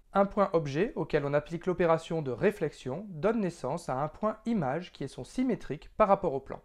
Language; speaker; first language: French; native; French